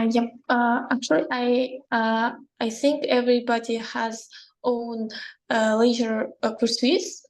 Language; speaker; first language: English; non-native, learner; Kazakh